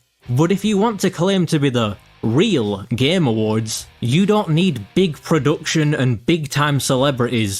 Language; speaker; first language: English; native; English